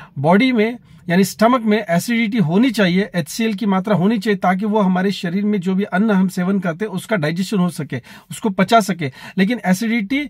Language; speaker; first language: Hindi; non-native, local second language; Marathi